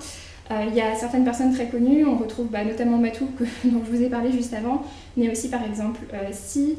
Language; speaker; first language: French; native; French